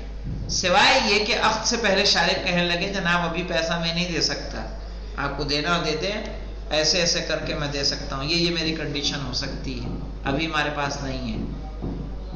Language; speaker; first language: Urdu; native; Urdu